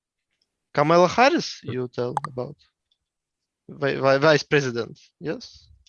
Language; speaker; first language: English; non-native, learner; Russian